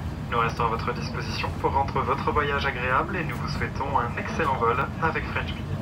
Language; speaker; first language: French; native; French